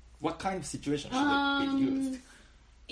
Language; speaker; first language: English; non-native, learner; Japanese